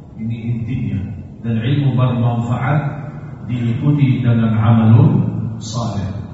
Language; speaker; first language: Indonesian; non-native, fluent; Arabic